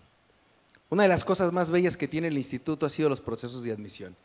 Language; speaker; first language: Spanish; native; Spanish